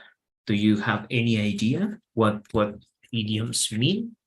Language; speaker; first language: English; non-native, fluent; Spanish